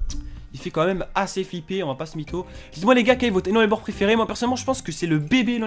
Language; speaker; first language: French; native; French